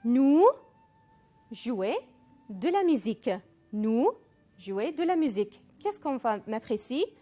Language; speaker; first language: French; non-native, fluent; Arabic